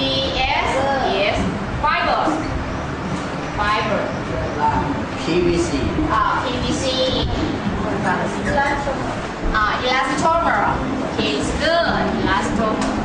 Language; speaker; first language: English; non-native, learner; Thai